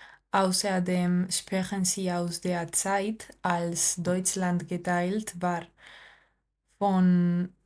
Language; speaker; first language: German; non-native, learner; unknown